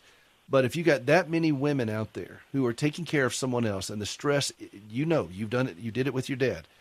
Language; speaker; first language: English; native; English